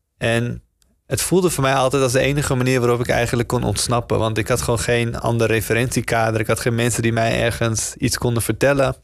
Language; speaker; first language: Dutch; native; Dutch